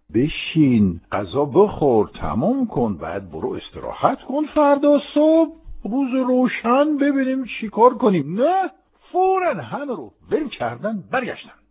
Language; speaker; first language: Persian; non-native, fluent; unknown